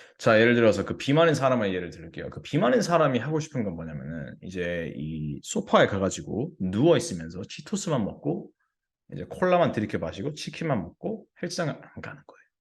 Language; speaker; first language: Korean; early bilingual, heritage; English